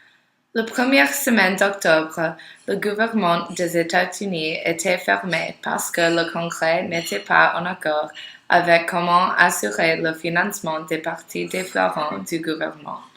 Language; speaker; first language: French; non-native, learner; English